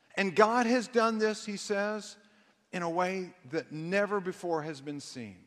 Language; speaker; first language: English; native; English